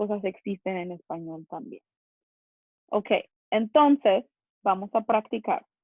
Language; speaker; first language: Spanish; non-native, fluent; English